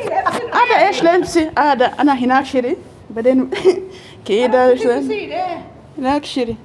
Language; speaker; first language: Arabic; non-native, learner; Amharic